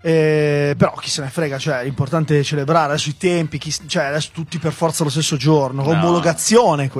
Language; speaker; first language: Italian; native; Italian